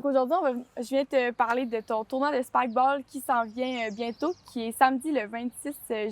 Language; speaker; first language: French; native; French